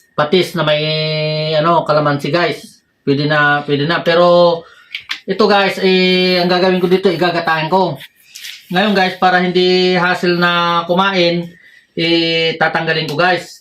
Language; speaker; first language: Filipino; non-native, local second language; Iloko